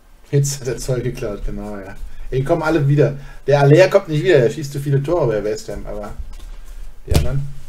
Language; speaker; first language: German; native; German